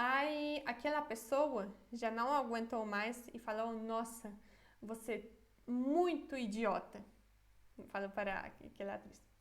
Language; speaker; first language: Portuguese; non-native, fluent; Polish